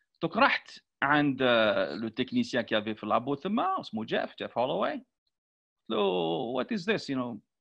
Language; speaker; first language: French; non-native, local second language; Arabic